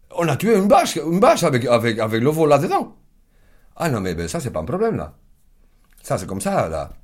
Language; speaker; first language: French; non-native, fluent; Spanish